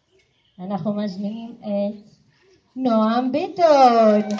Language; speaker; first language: Hebrew; native; Hebrew